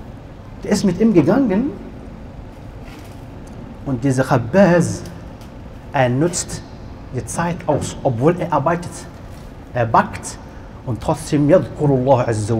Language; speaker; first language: German; non-native, learner; Arabic